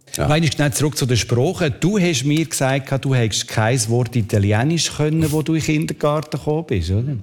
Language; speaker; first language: German; native; German